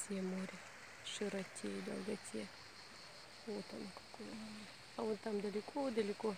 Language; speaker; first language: Russian; native; Russian